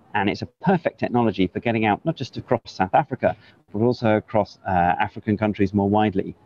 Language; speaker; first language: English; native; English